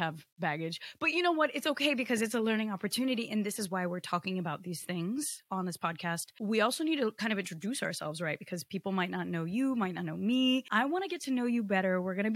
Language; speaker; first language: English; early bilingual, other home language; Portuguese